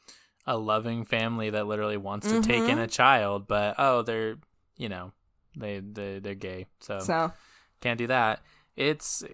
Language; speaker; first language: English; native; English